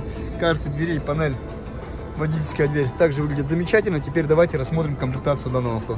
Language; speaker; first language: Russian; native; Russian